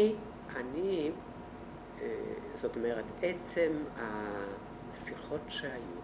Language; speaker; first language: Hebrew; non-native, fluent; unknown